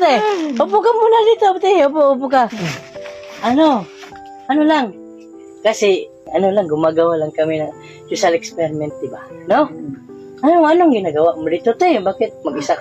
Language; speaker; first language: Filipino; non-native, local second language; Cebuano